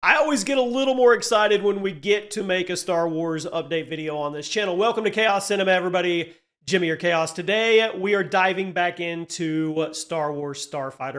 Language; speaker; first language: English; native; English